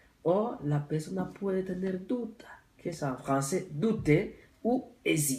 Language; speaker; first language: Spanish; non-native, fluent; French